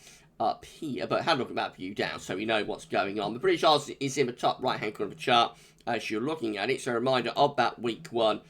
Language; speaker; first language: English; native; English